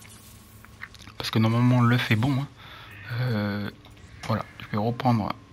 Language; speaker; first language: French; native; French